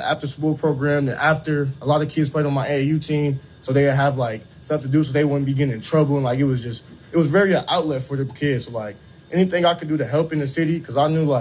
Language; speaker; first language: English; native; English